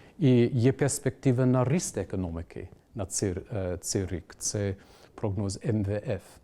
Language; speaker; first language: Ukrainian; non-native, fluent; English